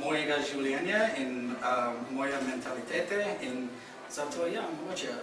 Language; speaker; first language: Slovenian; non-native, fluent; English